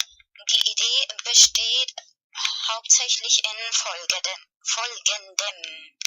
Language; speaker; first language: German; non-native, learner; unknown